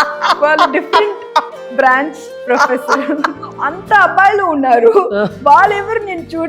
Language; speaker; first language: Telugu; non-native, learner; Tamil